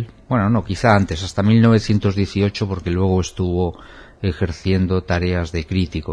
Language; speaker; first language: Spanish; native; Spanish